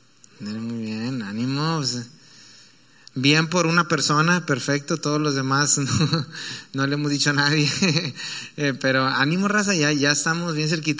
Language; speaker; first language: Spanish; native; Spanish